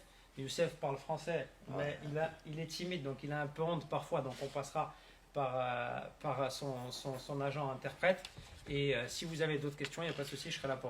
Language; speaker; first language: French; native; French